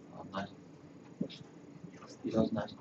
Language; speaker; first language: English; non-native, learner; Korean